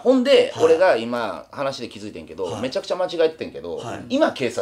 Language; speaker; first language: Japanese; native; Japanese